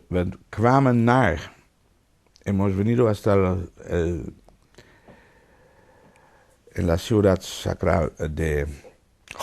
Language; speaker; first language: Spanish; non-native, fluent; Dutch